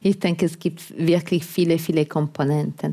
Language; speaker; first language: German; non-native, fluent; Italian